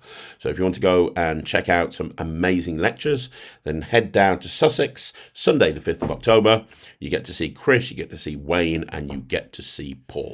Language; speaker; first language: English; native; English